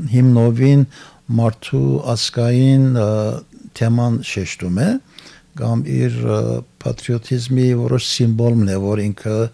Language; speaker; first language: Armenian; early bilingual, heritage; Armenian